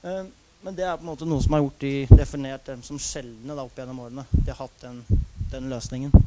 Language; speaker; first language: Norwegian; native; Norwegian